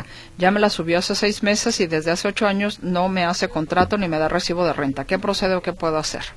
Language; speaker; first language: Spanish; native; Spanish